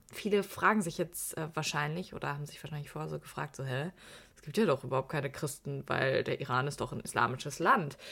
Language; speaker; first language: German; early bilingual, other home language; Persian